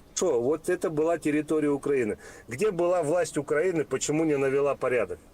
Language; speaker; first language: Russian; native; Russian